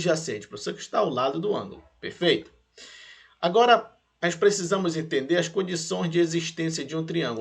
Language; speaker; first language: Portuguese; native; Portuguese